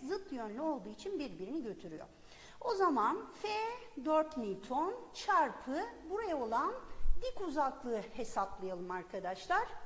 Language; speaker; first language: Turkish; native; Turkish